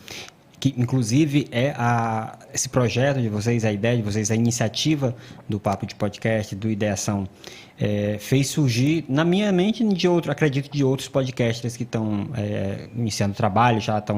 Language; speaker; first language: Portuguese; native; Portuguese